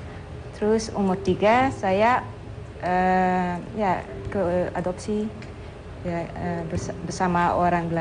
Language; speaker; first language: Indonesian; non-native, learner; Dutch